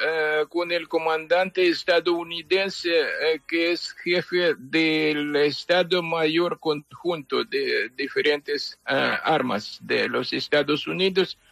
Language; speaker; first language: Spanish; non-native, fluent; Ukrainian